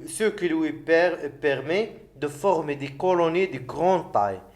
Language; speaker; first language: French; non-native, local second language; Arabic